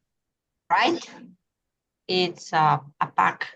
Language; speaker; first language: English; non-native, learner; Spanish